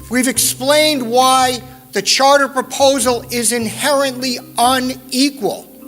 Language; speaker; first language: English; native; English